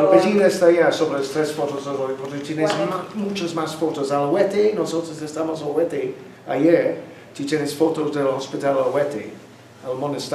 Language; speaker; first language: Spanish; non-native, learner; English